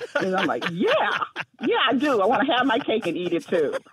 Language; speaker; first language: English; native; English